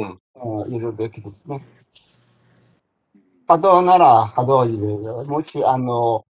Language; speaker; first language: Japanese; non-native, learner; Chinese